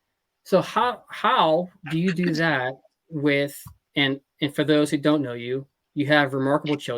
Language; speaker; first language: English; native; English